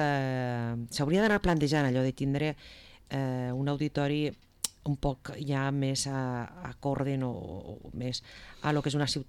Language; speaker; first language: Catalan; native; Catalan